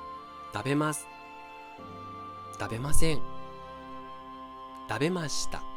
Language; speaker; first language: Japanese; non-native, fluent; Portuguese